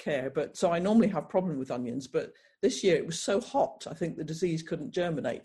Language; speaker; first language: English; native; English